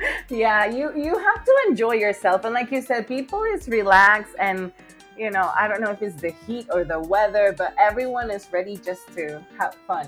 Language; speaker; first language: English; non-native, fluent; Spanish